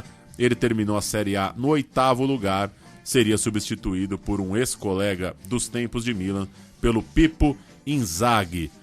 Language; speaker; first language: Portuguese; native; Portuguese